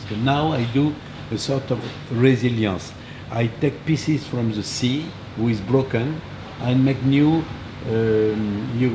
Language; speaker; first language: English; non-native, learner; French